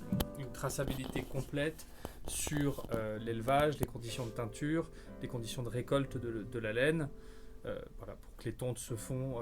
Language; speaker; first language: French; native; French